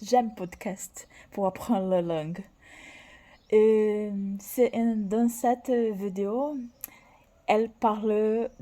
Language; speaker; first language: French; non-native, learner; Portuguese